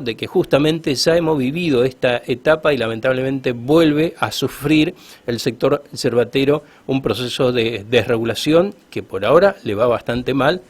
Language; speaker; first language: Spanish; native; Spanish